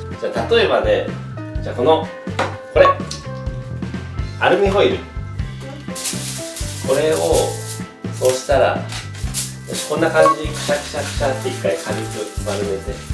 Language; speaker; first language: Japanese; native; Japanese